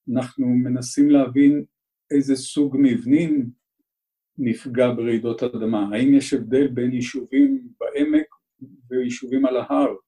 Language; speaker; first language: Hebrew; native; Hebrew